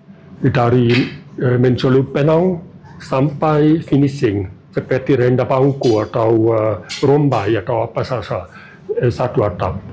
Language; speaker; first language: Indonesian; non-native, learner; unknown